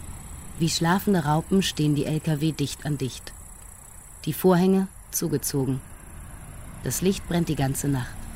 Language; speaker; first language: German; native; German